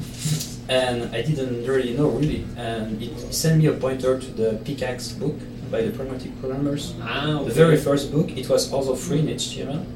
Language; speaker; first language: English; non-native, fluent; Italian